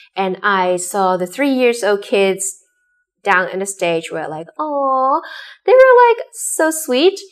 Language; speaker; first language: English; non-native, local second language; Cantonese